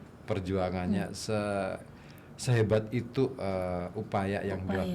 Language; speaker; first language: Indonesian; native; Indonesian